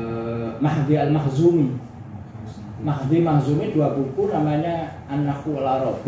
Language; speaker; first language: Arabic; non-native, fluent; Javanese